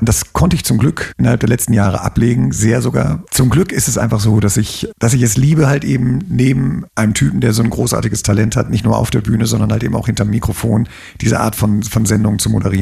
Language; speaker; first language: German; native; German